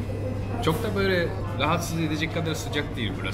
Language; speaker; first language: Turkish; non-native, fluent; Japanese